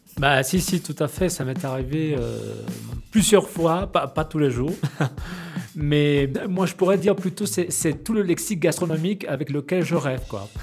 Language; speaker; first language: French; non-native, fluent; Spanish